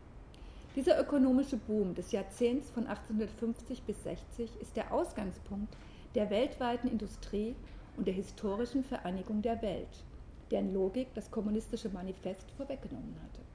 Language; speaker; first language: German; native; German